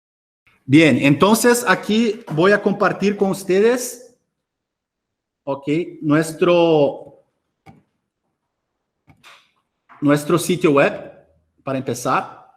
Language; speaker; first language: Spanish; non-native, fluent; Portuguese